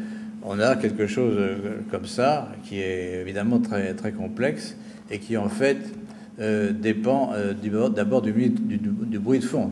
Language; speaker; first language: French; native; French